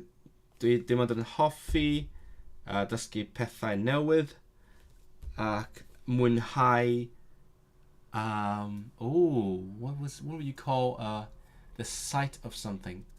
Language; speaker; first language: Welsh; non-native, learner; Cantonese